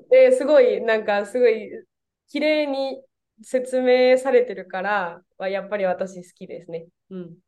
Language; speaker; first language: Japanese; non-native, fluent; Spanish